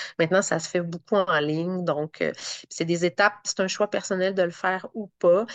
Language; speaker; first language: French; native; French